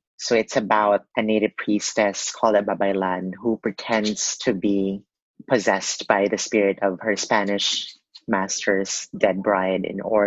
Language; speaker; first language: English; non-native, local second language; Cebuano